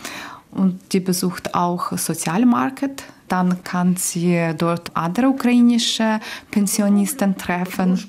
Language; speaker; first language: German; non-native, local second language; Ukrainian